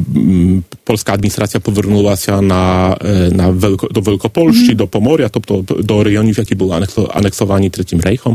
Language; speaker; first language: Polish; non-native, learner; Ukrainian